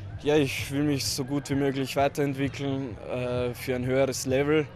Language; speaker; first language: German; early bilingual, other home language; Croatian